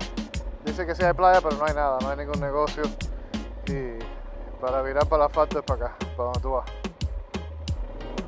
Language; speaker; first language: Spanish; early bilingual, heritage; Spanish